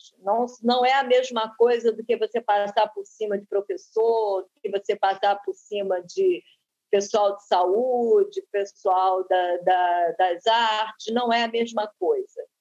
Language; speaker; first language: Portuguese; native; Portuguese